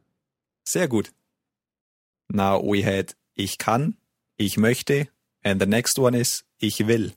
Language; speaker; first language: German; non-native, fluent; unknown